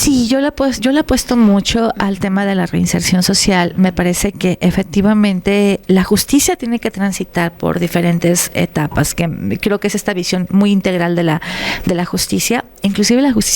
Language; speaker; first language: Spanish; native; Spanish